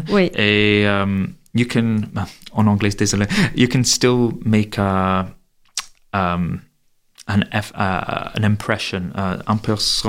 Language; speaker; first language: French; non-native, learner; English